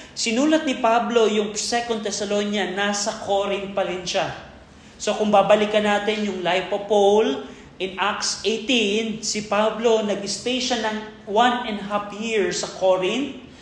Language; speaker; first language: Filipino; native; Filipino